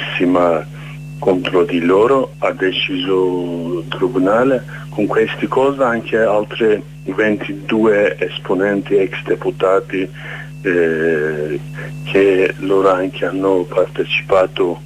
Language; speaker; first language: Italian; non-native, learner; Kurdish